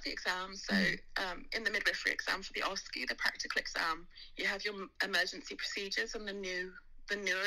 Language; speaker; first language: English; native; English